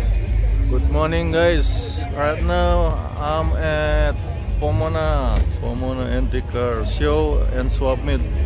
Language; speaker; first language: English; non-native, learner; Indonesian